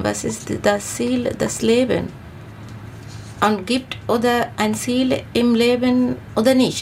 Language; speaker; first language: German; non-native, learner; Bangla